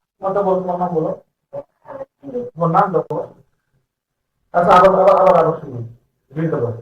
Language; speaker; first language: Arabic; non-native, learner; Bangla